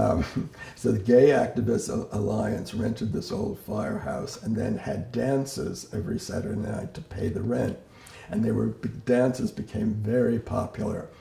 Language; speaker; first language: English; native; English